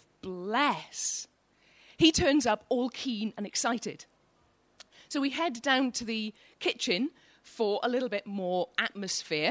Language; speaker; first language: English; native; English